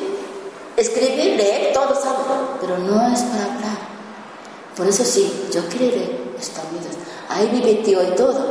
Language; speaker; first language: Spanish; non-native, learner; Japanese